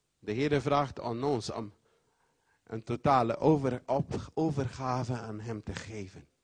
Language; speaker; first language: Dutch; non-native, fluent; Papiamento